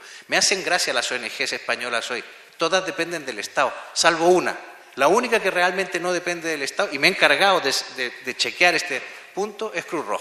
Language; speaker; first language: Spanish; native; Spanish